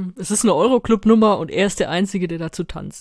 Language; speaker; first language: German; native; German